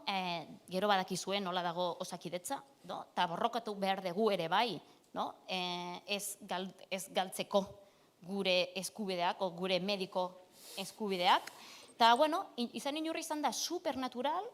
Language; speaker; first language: Basque; non-native, local second language; Catalan